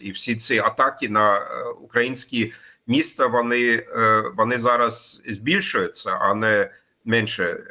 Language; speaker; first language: Ukrainian; non-native, fluent; German